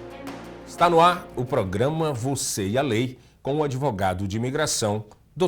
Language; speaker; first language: Portuguese; native; Portuguese